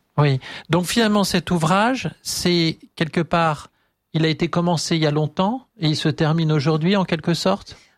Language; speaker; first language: French; native; French